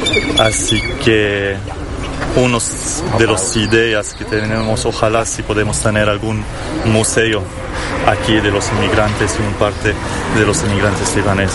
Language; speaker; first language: Spanish; non-native, fluent; Arabic